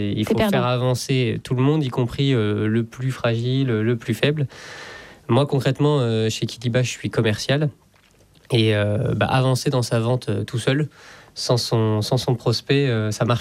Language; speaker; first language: French; native; French